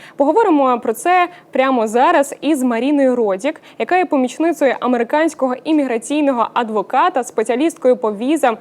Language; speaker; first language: Ukrainian; native; Ukrainian